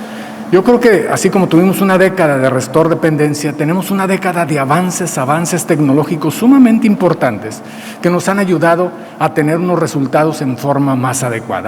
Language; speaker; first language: Spanish; native; Spanish